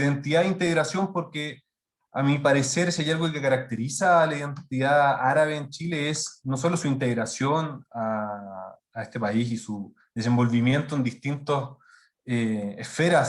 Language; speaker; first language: Spanish; native; Spanish